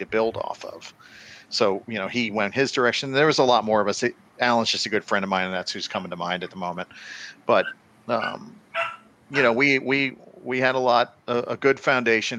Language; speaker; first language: English; native; English